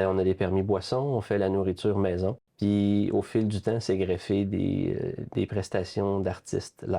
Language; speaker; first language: French; native; French